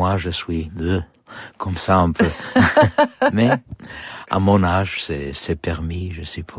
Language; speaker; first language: French; non-native, learner; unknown